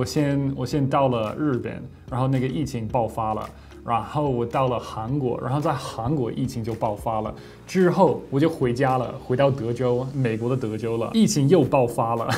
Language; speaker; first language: Chinese; non-native, fluent; English